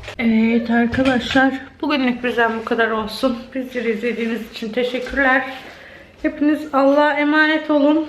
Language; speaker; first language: Turkish; native; Turkish